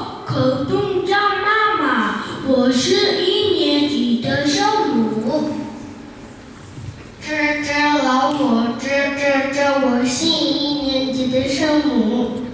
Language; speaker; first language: Chinese; non-native, learner; Mongolian